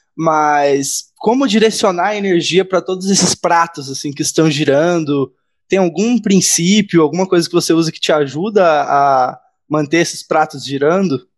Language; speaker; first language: Portuguese; native; Portuguese